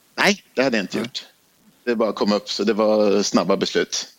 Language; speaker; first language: Swedish; native; Swedish